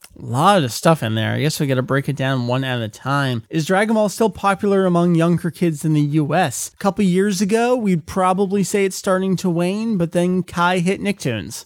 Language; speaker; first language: English; native; English